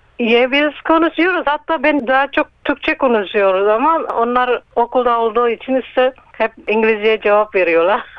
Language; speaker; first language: Turkish; non-native, learner; Indonesian